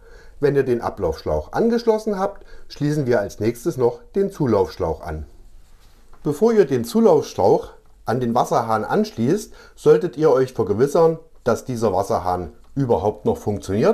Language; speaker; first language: German; native; German